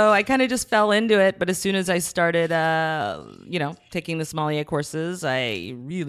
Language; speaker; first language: English; native; English